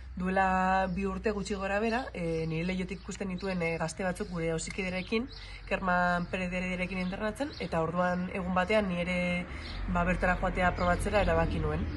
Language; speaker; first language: Basque; non-native, local second language; Spanish